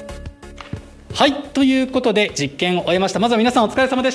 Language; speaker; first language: Japanese; native; Japanese